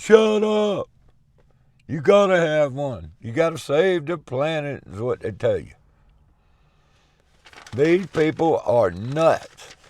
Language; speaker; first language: English; native; English